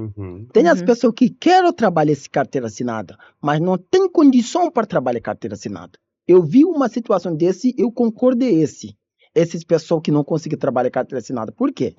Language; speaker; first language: Portuguese; non-native, learner; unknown